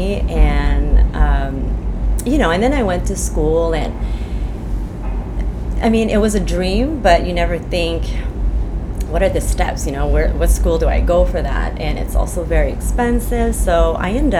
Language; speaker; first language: English; non-native, fluent; French